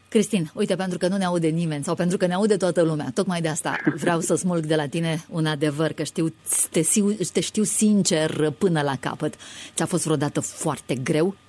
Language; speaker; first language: Romanian; native; Romanian